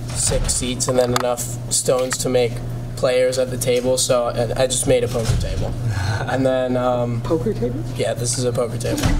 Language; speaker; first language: English; native; English